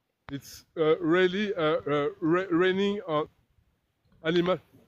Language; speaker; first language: English; non-native, learner; French